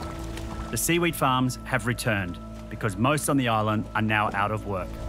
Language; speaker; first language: English; native; English